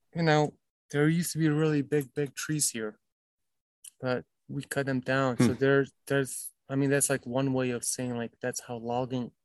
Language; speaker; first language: English; early bilingual, other home language; Romanian